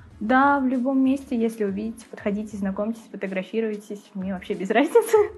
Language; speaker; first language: Russian; native; Russian